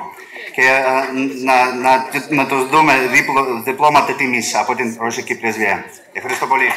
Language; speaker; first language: Greek; non-native, learner; Russian